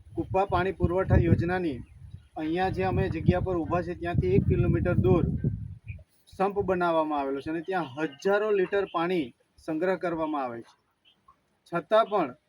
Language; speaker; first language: Gujarati; non-native, local second language; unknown